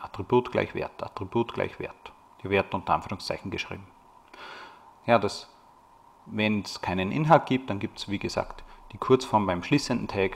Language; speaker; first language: German; native; German